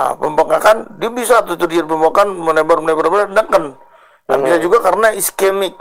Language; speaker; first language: Indonesian; native; Indonesian